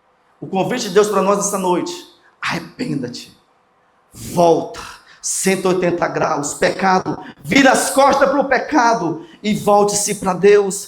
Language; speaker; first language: Portuguese; native; Portuguese